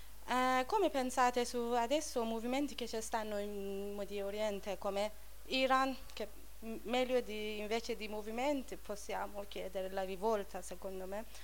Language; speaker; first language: Italian; non-native, learner; Persian